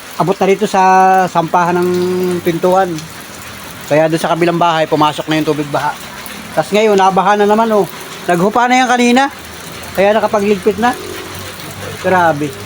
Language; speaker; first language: Filipino; native; Filipino